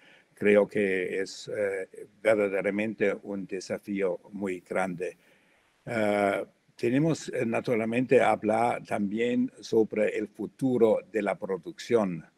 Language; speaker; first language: Spanish; non-native, fluent; German